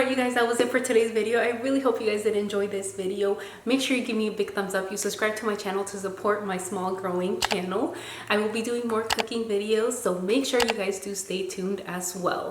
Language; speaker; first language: English; early bilingual, other home language; Spanish